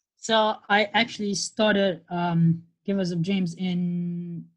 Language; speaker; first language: English; non-native, fluent; Lao